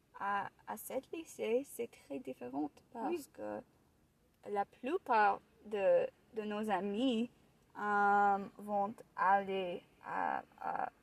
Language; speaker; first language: French; non-native, learner; English